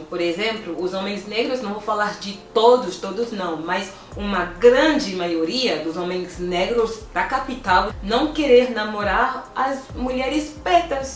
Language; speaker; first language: Portuguese; non-native, fluent; French